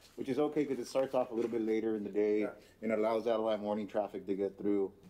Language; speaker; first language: English; early bilingual, other home language; Spanish